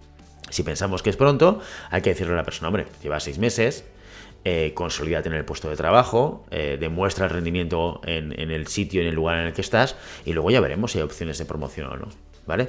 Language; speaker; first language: Spanish; native; Spanish